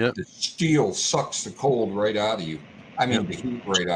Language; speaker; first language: English; native; English